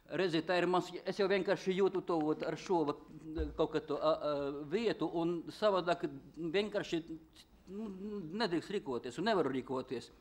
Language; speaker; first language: Latvian; non-native, local second language; Russian